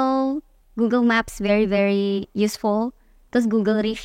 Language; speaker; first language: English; non-native, fluent; Indonesian